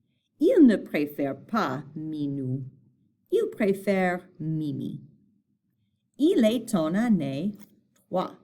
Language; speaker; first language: French; non-native, fluent; English